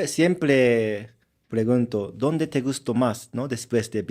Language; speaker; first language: Spanish; non-native, learner; Japanese